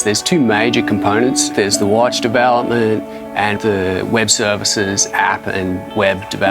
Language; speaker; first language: English; native; English